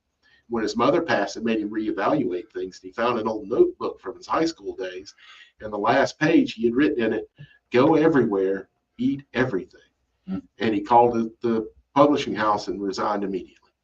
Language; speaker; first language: English; native; English